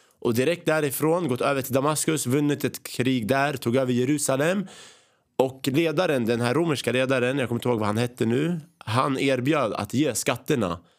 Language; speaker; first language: Swedish; early bilingual, other home language; Arabic